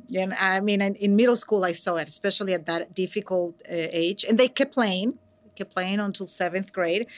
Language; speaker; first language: English; non-native, fluent; Spanish